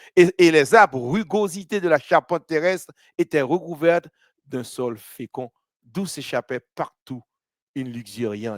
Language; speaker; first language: French; non-native, local second language; Haitian Creole